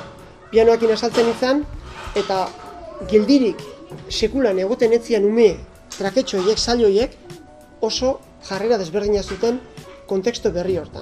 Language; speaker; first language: Basque; native; Basque